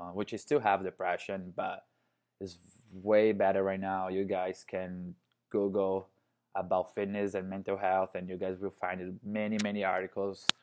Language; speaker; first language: English; non-native, fluent; Portuguese